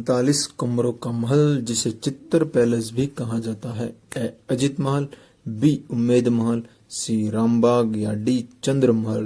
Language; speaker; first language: Hindi; native; Hindi